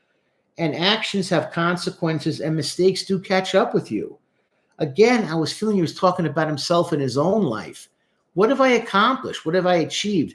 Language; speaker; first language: English; native; English